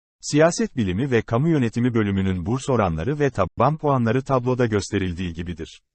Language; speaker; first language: Turkish; native; Turkish